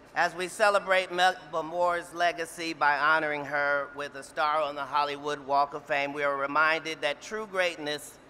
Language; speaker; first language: English; native; English